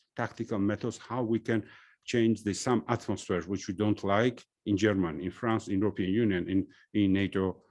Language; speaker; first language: English; non-native, fluent; Georgian